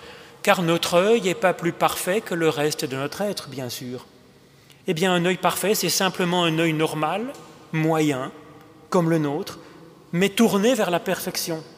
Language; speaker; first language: French; native; French